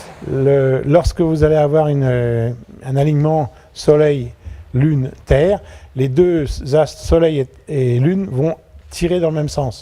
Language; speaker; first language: French; native; French